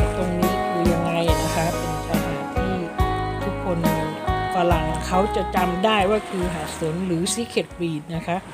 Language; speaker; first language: Thai; non-native, local second language; Northeastern Thai